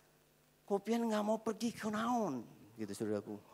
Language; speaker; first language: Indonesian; native; Indonesian